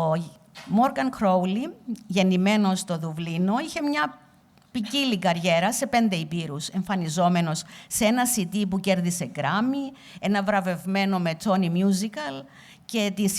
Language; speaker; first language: Greek; native; Greek